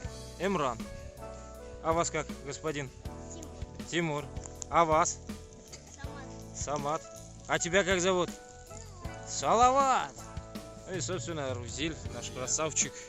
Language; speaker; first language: Russian; native; Russian